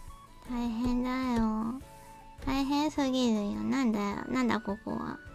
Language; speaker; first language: Japanese; native; Japanese